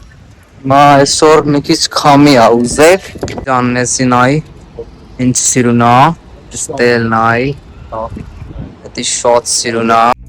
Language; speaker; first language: Armenian; non-native, learner; Hindi